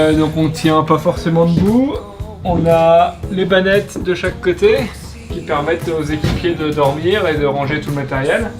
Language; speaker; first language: French; native; French